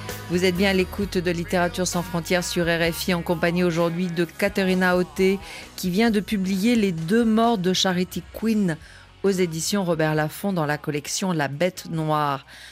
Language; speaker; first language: French; native; French